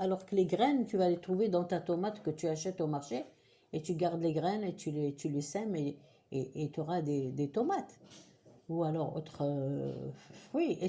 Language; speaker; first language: French; non-native, local second language; Kabyle